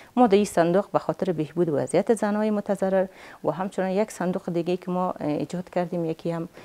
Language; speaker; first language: Persian; native; Persian